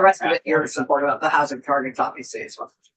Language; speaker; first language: English; native; English